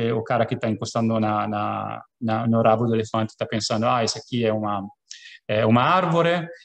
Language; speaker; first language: Portuguese; non-native, fluent; Italian